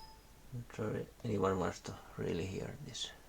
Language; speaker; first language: English; non-native, fluent; Finnish